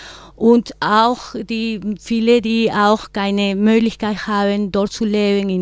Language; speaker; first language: German; non-native, fluent; Spanish